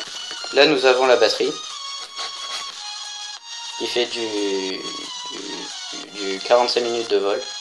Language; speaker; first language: French; native; French